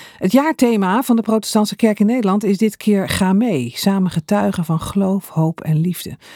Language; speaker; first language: Dutch; native; Dutch